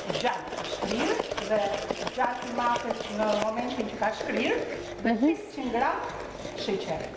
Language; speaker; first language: Albanian; native; Albanian